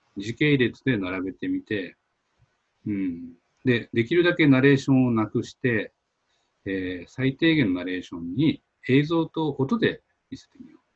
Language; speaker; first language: Japanese; native; Japanese